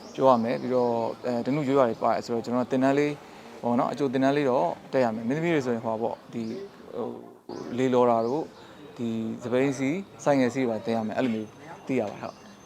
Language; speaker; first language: Burmese; non-native, local second language; Shan